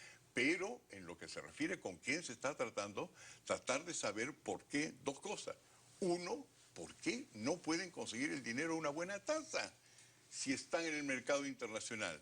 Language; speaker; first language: Spanish; native; Spanish